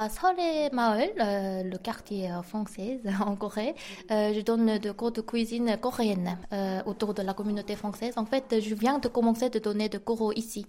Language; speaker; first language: French; non-native, fluent; Korean